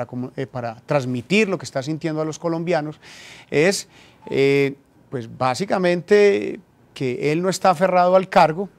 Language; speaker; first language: Spanish; native; Spanish